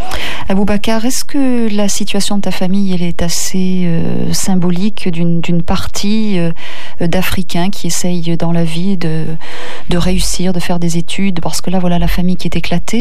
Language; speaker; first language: French; native; French